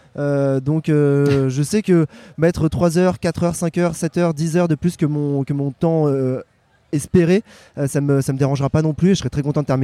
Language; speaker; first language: French; native; French